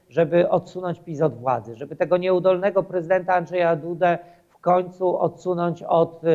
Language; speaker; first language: Polish; native; Polish